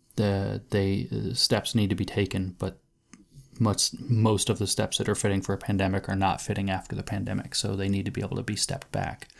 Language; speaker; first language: English; native; English